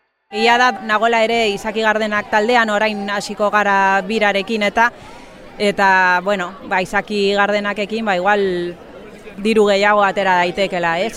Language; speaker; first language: Basque; non-native, local second language; Spanish